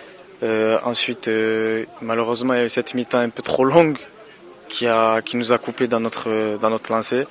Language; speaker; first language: French; native; French